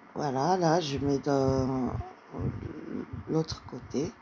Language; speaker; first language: French; non-native, fluent; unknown